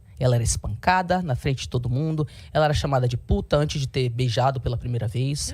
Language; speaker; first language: Portuguese; early bilingual, heritage; Portuguese